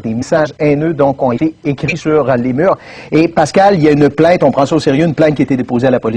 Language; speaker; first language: French; native; French